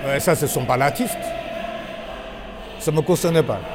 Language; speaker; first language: French; non-native, learner; Chinese